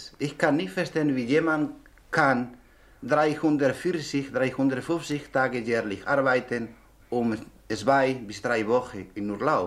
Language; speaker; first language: German; non-native, learner; Spanish